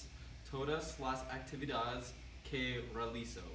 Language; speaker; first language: Spanish; non-native, learner; English